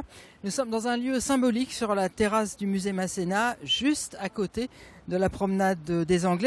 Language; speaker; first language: French; native; French